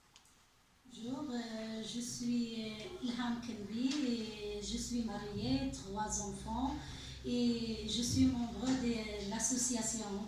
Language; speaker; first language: French; non-native, learner; Arabic